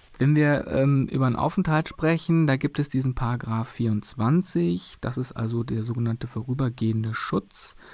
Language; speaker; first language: German; native; German